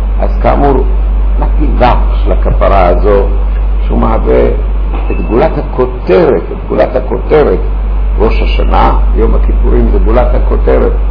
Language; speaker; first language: Hebrew; early bilingual, other home language; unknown